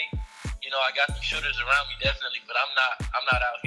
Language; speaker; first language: English; native; English